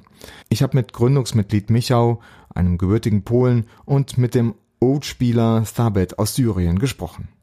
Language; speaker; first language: German; native; German